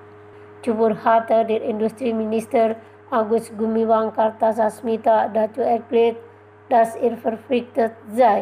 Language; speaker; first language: German; non-native, fluent; Indonesian